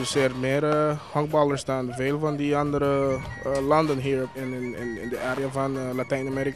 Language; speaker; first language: Dutch; non-native, local second language; Papiamento